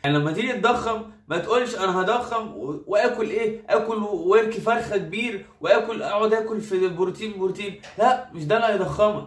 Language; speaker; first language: Arabic; native; Arabic